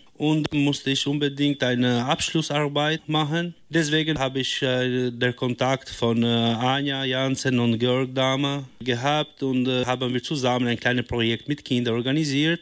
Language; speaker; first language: German; non-native, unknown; Albanian